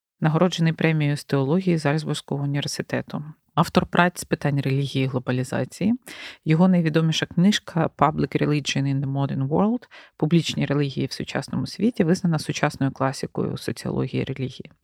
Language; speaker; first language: Ukrainian; native; Ukrainian